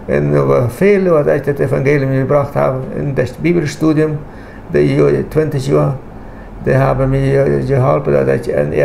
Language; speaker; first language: German; non-native, local second language; Low German